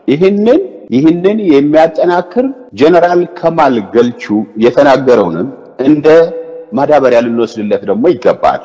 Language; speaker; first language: Amharic; native; Amharic